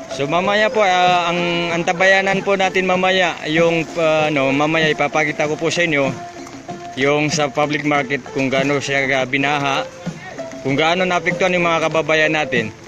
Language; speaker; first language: Filipino; non-native, local second language; Maranao